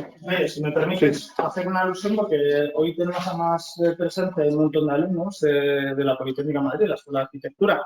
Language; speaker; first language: Spanish; native; Spanish